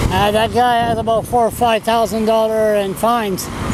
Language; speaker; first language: English; non-native, local second language; French